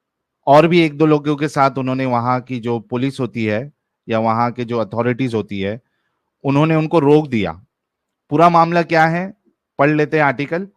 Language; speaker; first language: Hindi; native; Hindi